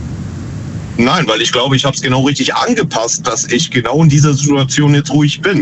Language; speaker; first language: German; native; German